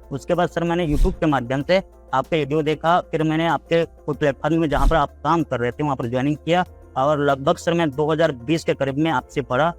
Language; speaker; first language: Hindi; native; Hindi